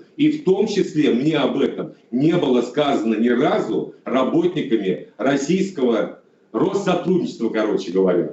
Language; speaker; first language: Russian; native; Russian